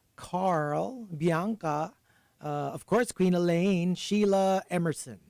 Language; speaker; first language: English; non-native, local second language; Filipino